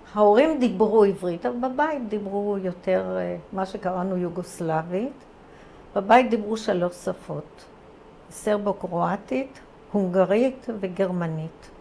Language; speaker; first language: Hebrew; early bilingual, other home language; Croatian